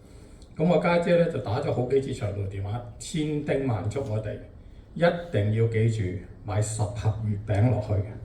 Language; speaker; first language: Cantonese; native; Cantonese